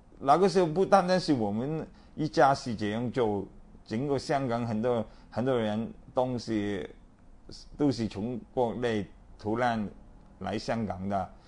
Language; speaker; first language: Chinese; non-native, local second language; Cantonese